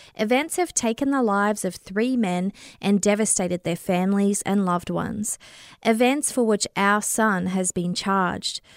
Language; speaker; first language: English; native; English